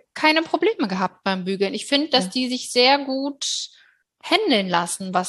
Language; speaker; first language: German; native; German